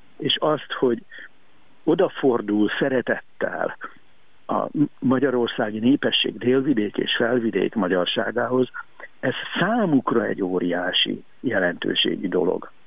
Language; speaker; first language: Hungarian; native; Hungarian